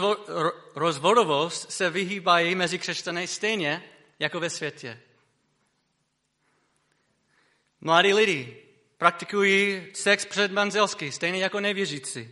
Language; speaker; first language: Czech; non-native, fluent; English